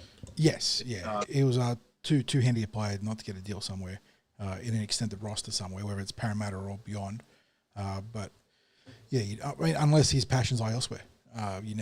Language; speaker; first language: English; native; English